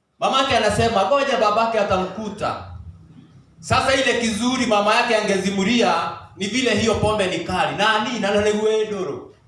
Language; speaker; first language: Swahili; non-native, local second language; Kikuyu